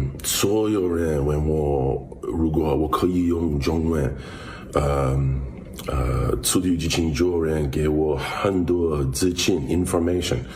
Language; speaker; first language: Chinese; non-native, learner; English